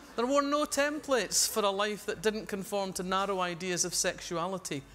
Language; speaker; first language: English; native; English